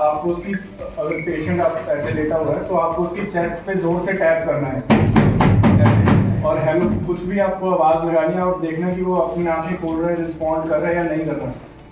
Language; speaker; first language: Hindi; native; Hindi